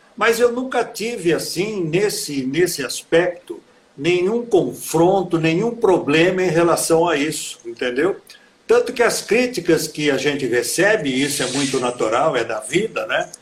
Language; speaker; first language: Portuguese; native; Portuguese